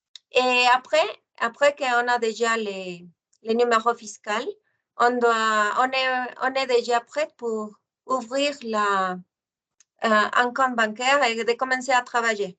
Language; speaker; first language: French; non-native, fluent; Spanish